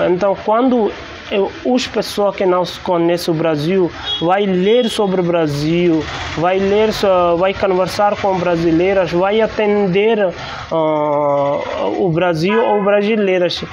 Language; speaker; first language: Portuguese; non-native, learner; Hindi